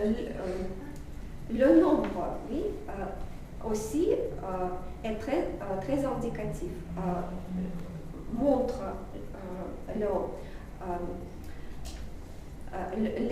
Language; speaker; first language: French; non-native, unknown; Russian